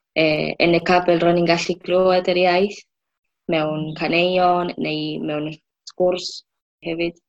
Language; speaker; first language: Welsh; non-native, fluent; Spanish